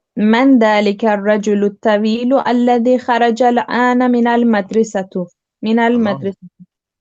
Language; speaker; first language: Arabic; non-native, learner; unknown